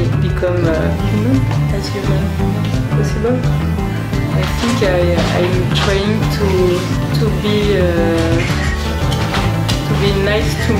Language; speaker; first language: English; non-native, learner; French